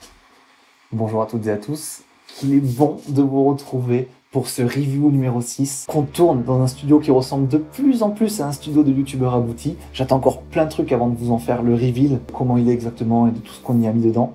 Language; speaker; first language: French; native; French